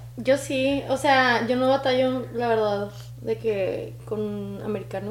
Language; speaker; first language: Spanish; native; Spanish